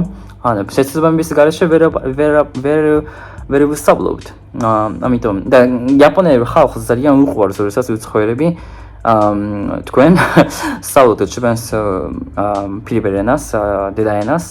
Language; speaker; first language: Georgian; non-native, fluent; Japanese